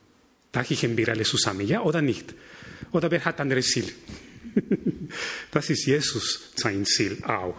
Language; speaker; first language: German; non-native, fluent; Spanish